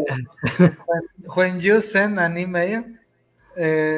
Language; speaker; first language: English; non-native, learner; Spanish